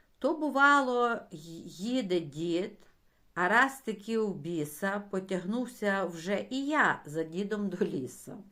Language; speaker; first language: Ukrainian; native; Ukrainian